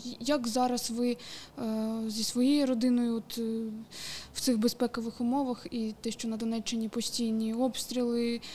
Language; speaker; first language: Ukrainian; native; Ukrainian